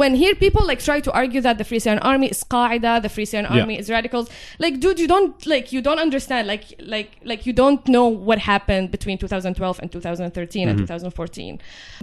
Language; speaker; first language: English; non-native, fluent; Arabic